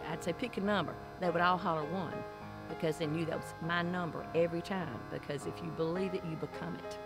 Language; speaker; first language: English; native; English